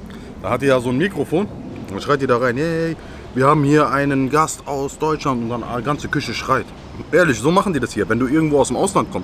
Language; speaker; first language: German; non-native, local second language; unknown